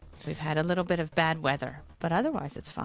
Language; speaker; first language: English; native; English